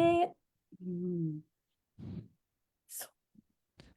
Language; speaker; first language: Japanese; native; Japanese